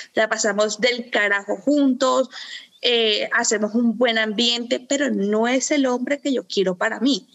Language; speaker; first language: Spanish; early bilingual, other home language; German